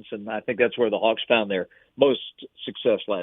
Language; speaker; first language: English; native; English